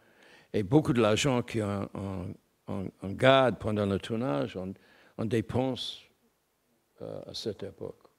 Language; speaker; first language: French; non-native, fluent; English